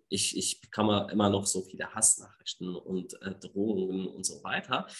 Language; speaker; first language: German; non-native, fluent; Arabic